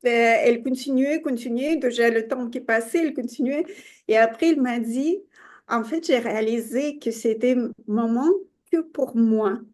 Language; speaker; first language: French; non-native, fluent; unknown